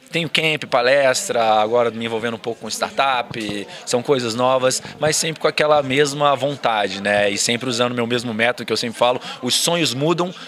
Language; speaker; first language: Portuguese; native; Portuguese